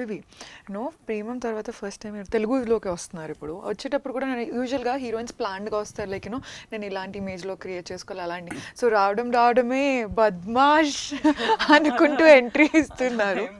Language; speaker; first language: Telugu; native; Telugu